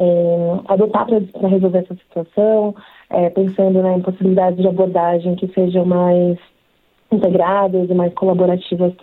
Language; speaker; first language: Portuguese; native; Portuguese